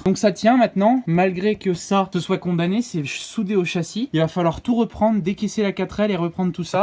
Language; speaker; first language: French; native; French